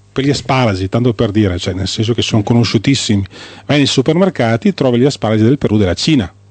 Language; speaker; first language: Italian; native; Italian